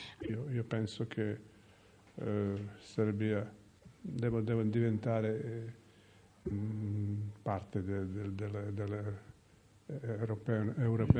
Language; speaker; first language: Italian; non-native, learner; Serbian